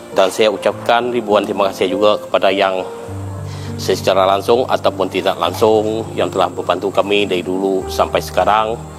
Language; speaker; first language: Malay; non-native, local second language; Iban